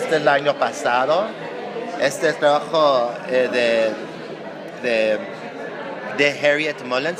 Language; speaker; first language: Spanish; non-native, learner; English